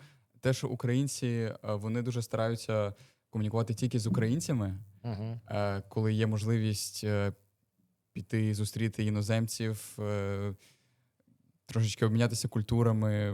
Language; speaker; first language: Ukrainian; native; Ukrainian